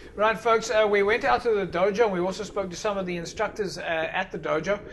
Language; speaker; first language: English; non-native, local second language; Afrikaans